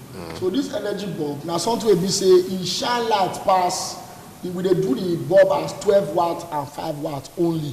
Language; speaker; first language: English; non-native, local second language; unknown